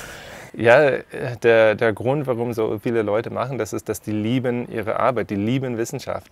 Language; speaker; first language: German; non-native, fluent; English